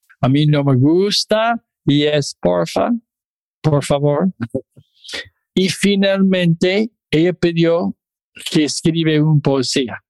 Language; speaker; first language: Spanish; non-native, fluent; English